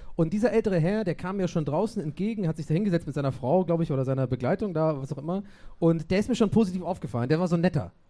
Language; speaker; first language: German; native; German